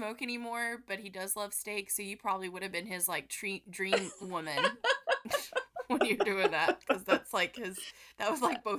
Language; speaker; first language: English; native; English